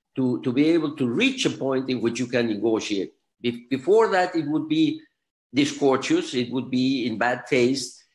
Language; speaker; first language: English; non-native, fluent; Spanish